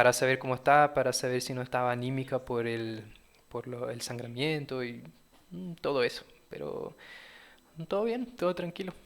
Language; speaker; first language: Spanish; early bilingual, heritage; Portuguese